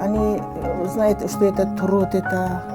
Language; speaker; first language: Russian; non-native, learner; Azerbaijani